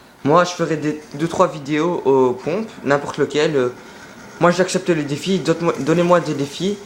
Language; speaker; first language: French; native; French